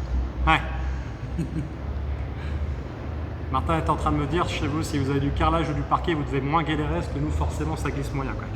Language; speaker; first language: French; native; French